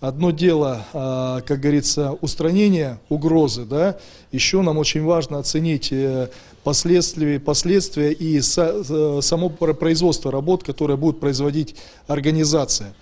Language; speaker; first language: Russian; native; Russian